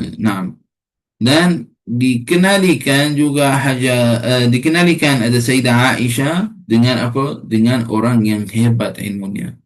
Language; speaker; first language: Malay; non-native, fluent; Arabic